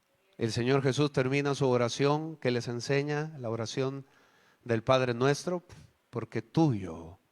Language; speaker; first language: Spanish; native; Spanish